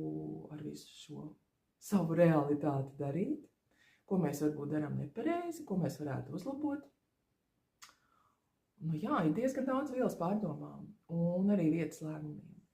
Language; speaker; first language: Latvian; native; Latvian